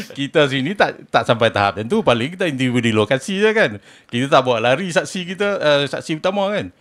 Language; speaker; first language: Malay; native; Malay